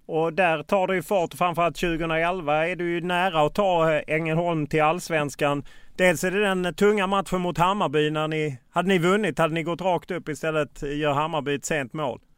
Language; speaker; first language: Swedish; native; Swedish